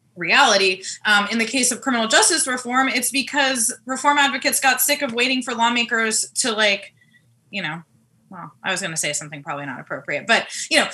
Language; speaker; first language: English; native; English